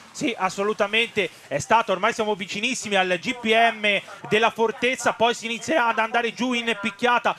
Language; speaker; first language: Italian; native; Italian